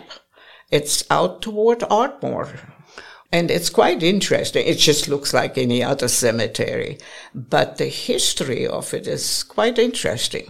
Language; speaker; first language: English; non-native, fluent; German